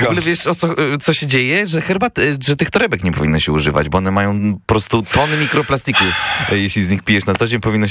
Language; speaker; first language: Polish; native; Polish